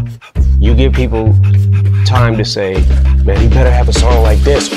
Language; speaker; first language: English; native; English